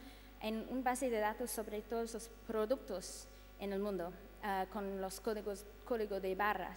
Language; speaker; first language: Spanish; non-native, fluent; English